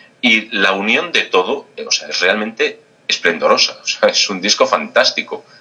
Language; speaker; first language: Spanish; native; Spanish